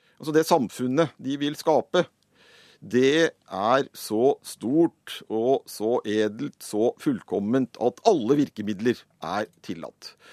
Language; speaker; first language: Norwegian; native; Norwegian